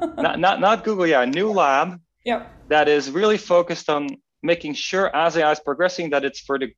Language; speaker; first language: English; non-native, fluent; Dutch